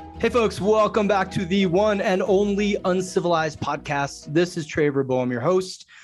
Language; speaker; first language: English; native; English